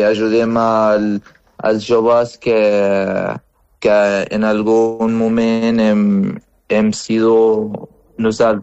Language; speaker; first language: Catalan; non-native, fluent; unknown